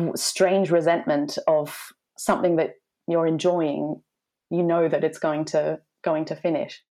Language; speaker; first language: English; native; English